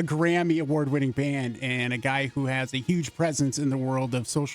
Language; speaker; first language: English; native; English